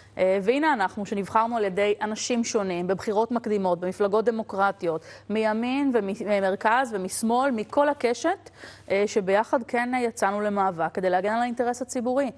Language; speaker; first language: Hebrew; native; Hebrew